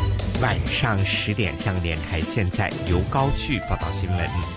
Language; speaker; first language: Chinese; native; Chinese